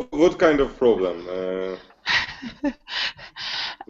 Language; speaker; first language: English; non-native, learner; Russian